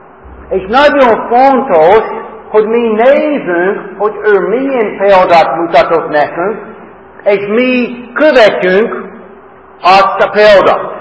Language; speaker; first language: Hungarian; non-native, fluent; English